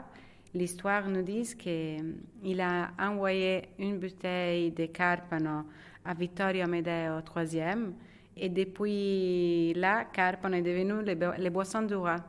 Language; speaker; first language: French; non-native, fluent; Italian